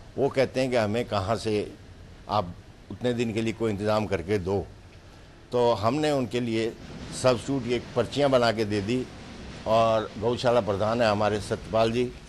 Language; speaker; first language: Hindi; native; Hindi